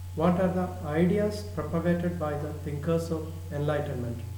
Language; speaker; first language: English; non-native, local second language; Malayalam